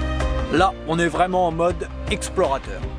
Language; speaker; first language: French; native; French